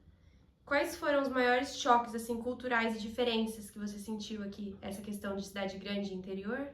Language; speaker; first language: Portuguese; native; Portuguese